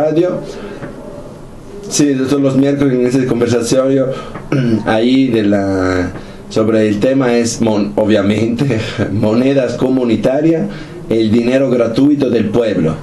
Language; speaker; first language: Spanish; non-native, fluent; Italian